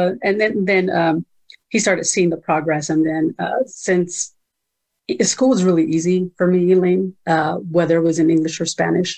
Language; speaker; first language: English; early bilingual, other home language; Spanish